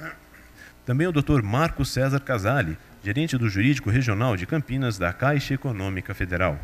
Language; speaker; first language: Portuguese; native; Portuguese